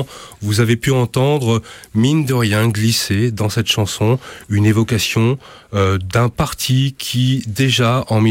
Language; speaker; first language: French; native; French